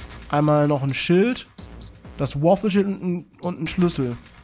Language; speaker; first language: German; native; German